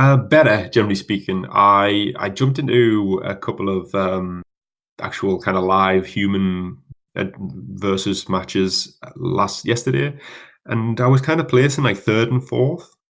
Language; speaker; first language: English; native; English